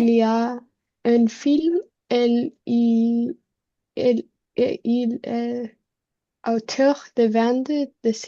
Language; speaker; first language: French; non-native, learner; Spanish